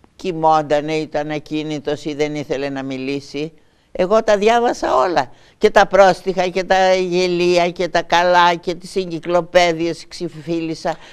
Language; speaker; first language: Greek; native; Greek